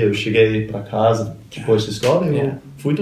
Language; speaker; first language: Portuguese; early bilingual, other home language; Danish